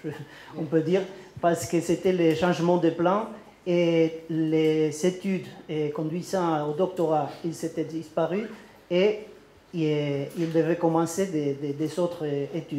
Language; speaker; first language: French; non-native, learner; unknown